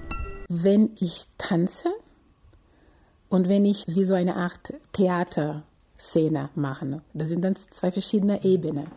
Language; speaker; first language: German; non-native, fluent; Portuguese